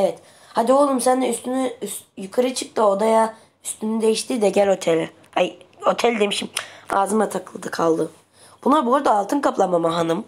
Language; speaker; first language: Turkish; native; Turkish